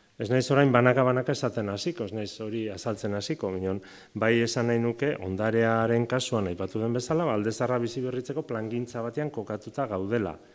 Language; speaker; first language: Basque; native; Basque